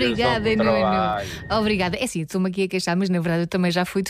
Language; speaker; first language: Portuguese; native; Portuguese